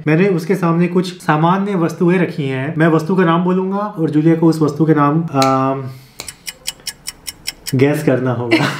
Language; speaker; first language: Hindi; native; Hindi